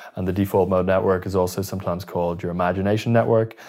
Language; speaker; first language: English; native; English